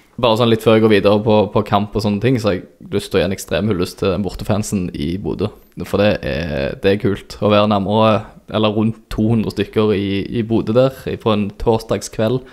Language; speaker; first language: Norwegian; native; Norwegian